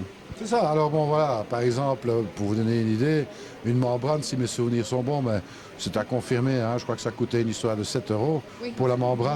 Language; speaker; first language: French; native; French